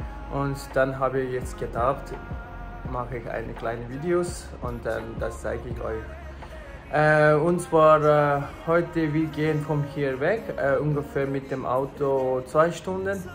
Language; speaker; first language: German; non-native, learner; Tibetan